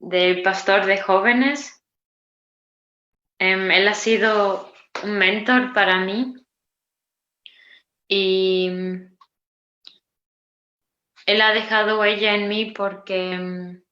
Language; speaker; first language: Spanish; non-native, learner; Romanian